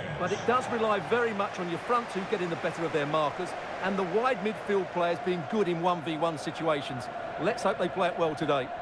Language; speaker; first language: English; native; English